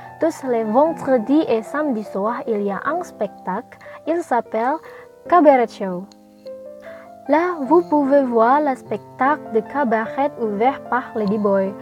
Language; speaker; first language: French; non-native, learner; Indonesian